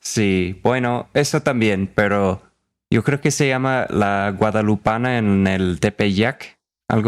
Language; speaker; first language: Spanish; non-native, fluent; English